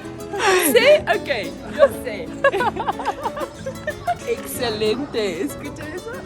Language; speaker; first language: Spanish; non-native, learner; English